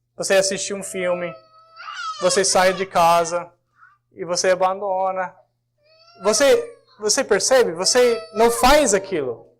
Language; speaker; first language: Portuguese; non-native, fluent; English